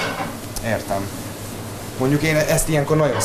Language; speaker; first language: Hungarian; native; Hungarian